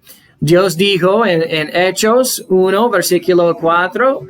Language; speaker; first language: Spanish; non-native, fluent; English